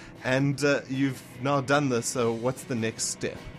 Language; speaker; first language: English; non-native, local second language; Afrikaans